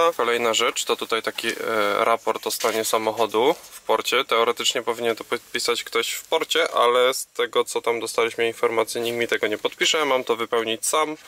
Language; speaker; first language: Polish; native; Polish